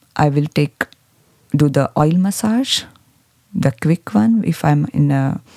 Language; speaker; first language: English; non-native, local second language; Marathi